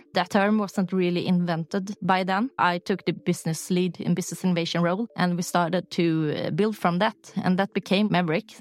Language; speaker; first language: English; non-native, fluent; Swedish